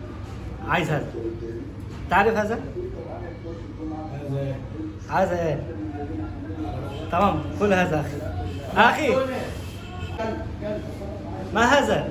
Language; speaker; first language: Arabic; non-native, learner; Kazakh